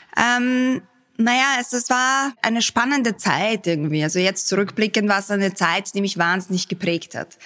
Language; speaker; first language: German; early bilingual, other home language; Bosnian